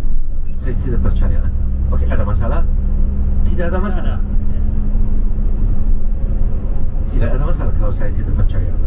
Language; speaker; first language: Indonesian; non-native, fluent; Arabic